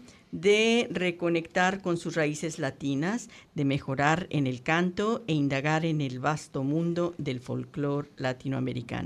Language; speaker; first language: Spanish; native; Spanish